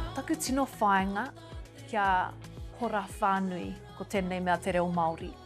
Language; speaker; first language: Māori; non-native, local second language; English